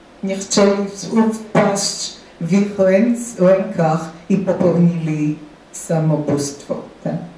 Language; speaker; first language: Polish; non-native, fluent; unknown